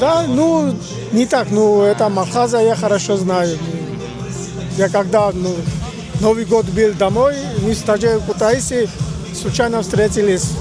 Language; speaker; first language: Russian; non-native, fluent; Georgian